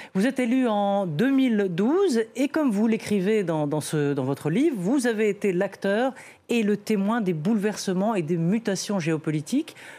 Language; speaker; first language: French; native; French